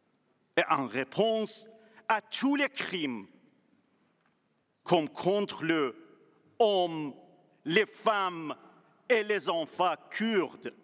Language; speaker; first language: French; non-native, learner; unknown